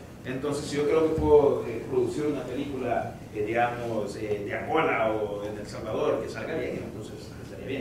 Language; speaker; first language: Spanish; native; Spanish